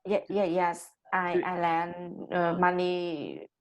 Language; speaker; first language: English; non-native, learner; Vietnamese